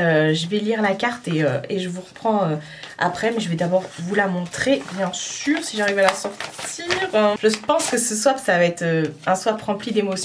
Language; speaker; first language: French; native; French